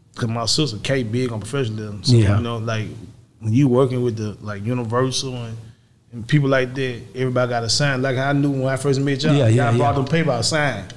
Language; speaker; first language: English; native; English